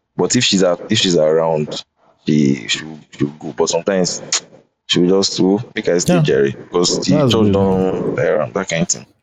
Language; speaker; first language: English; non-native, local second language; Bini